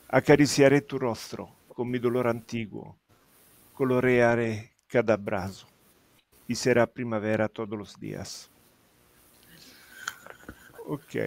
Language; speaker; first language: Spanish; non-native, fluent; Italian